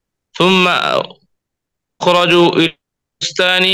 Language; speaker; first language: Arabic; non-native, learner; Bangla